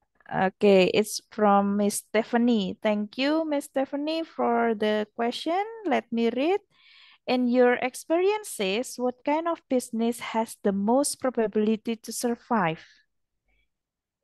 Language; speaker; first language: English; non-native, fluent; Indonesian